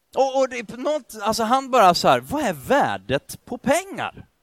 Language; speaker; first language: Swedish; native; Swedish